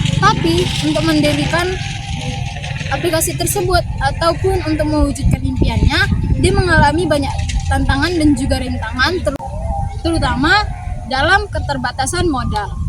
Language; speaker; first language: Indonesian; native; Indonesian